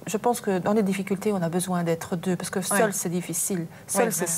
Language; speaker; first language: French; native; French